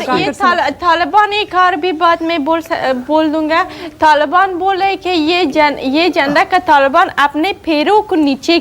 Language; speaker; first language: Hindi; non-native, learner; Persian